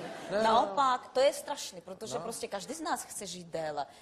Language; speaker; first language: Czech; non-native, fluent; Russian